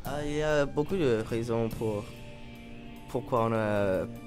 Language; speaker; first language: French; non-native, learner; English